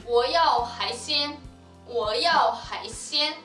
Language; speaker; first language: Chinese; non-native, fluent; Korean